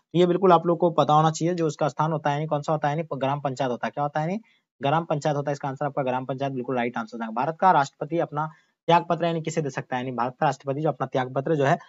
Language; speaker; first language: Hindi; native; Hindi